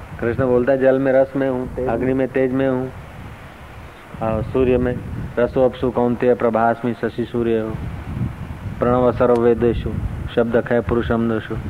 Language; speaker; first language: Hindi; non-native, local second language; Sindhi